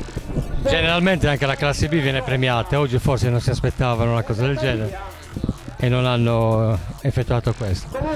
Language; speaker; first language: Italian; native; Italian